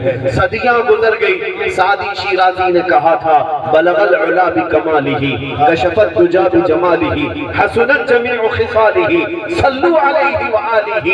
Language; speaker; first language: Urdu; native; Urdu